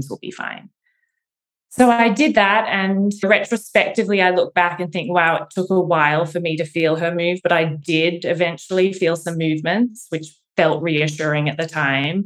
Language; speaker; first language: English; native; English